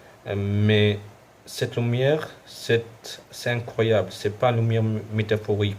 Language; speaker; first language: French; non-native, local second language; Arabic